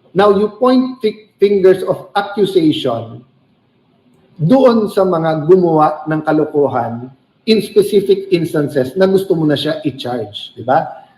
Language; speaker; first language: Filipino; native; Filipino